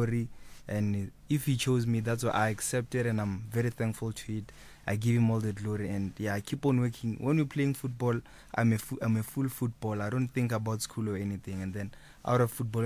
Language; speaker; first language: English; non-native, local second language; Northern Sotho